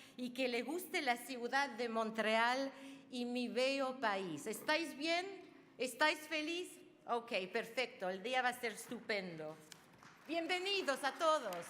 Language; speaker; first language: Spanish; early bilingual, heritage; Spanish